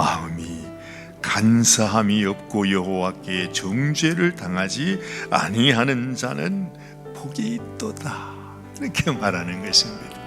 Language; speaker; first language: Korean; native; Korean